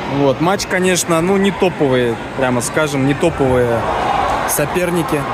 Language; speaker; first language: Russian; native; Russian